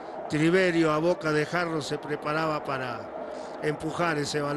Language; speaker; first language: Spanish; native; Spanish